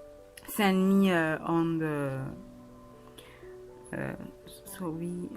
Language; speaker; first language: English; non-native, learner; French